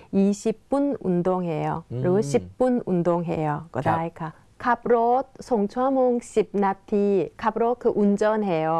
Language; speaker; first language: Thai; non-native, fluent; Korean